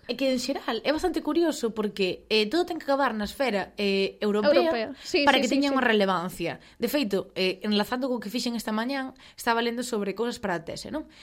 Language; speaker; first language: Galician; non-native, local second language; Spanish